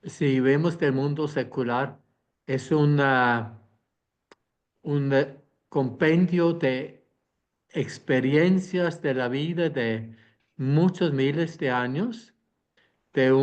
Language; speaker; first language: Spanish; non-native, fluent; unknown